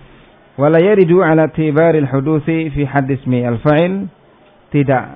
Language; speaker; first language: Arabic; non-native, fluent; Indonesian